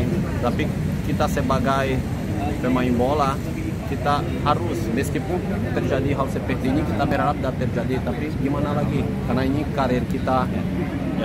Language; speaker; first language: Indonesian; non-native, fluent; Portuguese